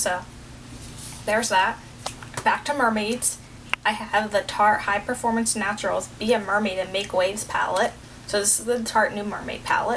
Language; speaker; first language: English; native; English